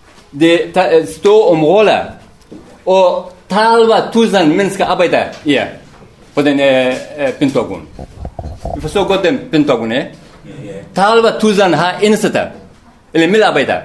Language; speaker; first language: Danish; non-native, learner; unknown